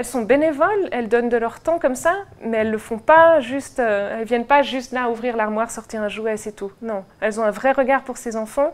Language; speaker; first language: French; native; French